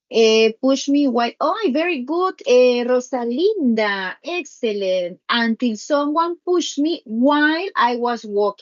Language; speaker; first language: English; non-native, learner; Spanish